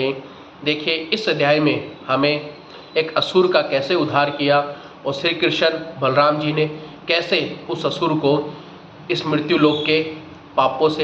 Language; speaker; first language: Hindi; native; Hindi